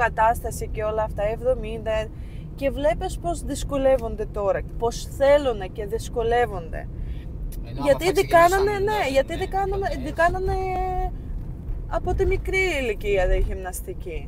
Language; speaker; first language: Greek; non-native, fluent; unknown